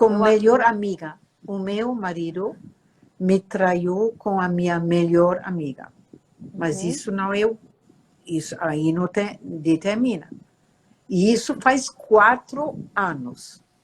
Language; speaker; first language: Portuguese; non-native, fluent; German